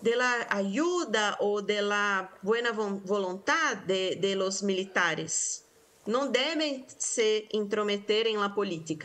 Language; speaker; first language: Spanish; non-native, fluent; Portuguese